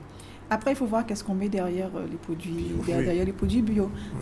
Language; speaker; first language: French; native; French